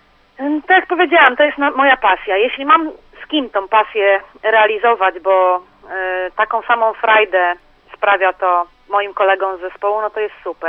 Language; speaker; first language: Polish; native; Polish